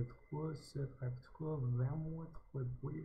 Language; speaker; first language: French; non-native, learner; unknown